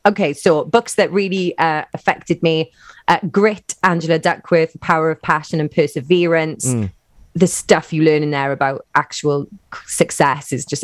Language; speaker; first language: English; native; English